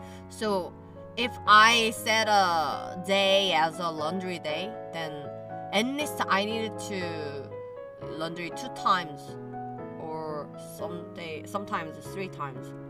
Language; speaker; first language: English; non-native, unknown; Korean